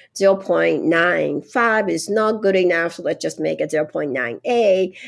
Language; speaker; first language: English; non-native, fluent; Japanese